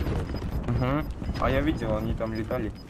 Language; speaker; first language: Russian; non-native, local second language; Latvian